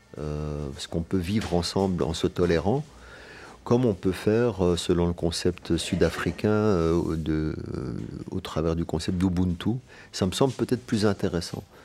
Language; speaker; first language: French; early bilingual, other home language; Arabic